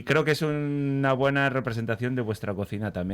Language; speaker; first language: Spanish; native; Spanish